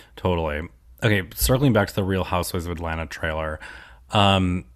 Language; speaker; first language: English; native; English